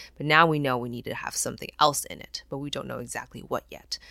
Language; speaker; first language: English; non-native, fluent; Chinese